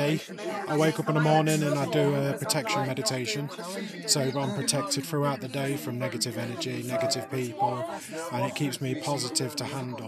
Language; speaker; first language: English; native; English